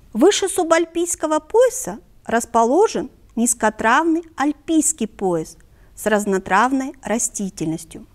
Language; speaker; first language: Russian; non-native, local second language; Kyrgyz